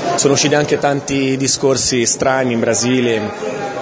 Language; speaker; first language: Italian; non-native, fluent; Portuguese